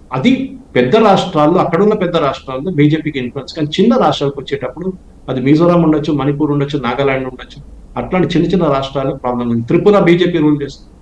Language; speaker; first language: Telugu; non-native, local second language; Malayalam